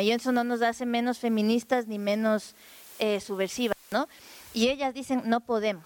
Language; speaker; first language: Spanish; native; Spanish